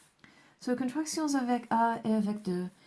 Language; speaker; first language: French; non-native, fluent; English